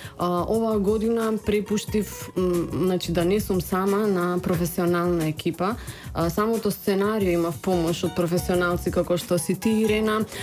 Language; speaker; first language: Macedonian; native; Macedonian